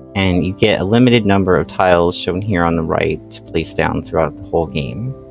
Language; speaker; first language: English; native; English